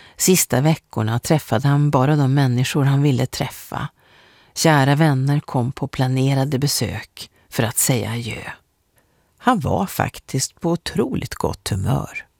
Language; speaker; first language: Swedish; native; Swedish